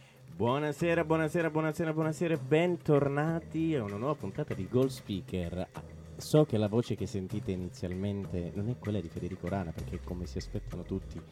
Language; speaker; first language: Italian; native; Italian